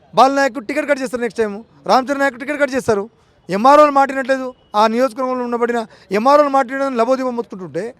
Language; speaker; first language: Telugu; non-native, local second language; Lambadi